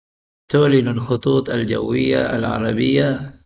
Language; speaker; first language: Arabic; non-native, fluent; Indonesian